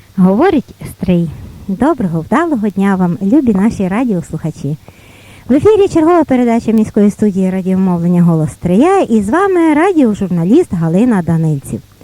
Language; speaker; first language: Ukrainian; native; Ukrainian